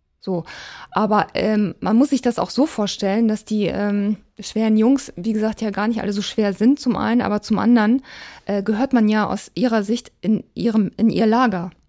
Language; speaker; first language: German; native; German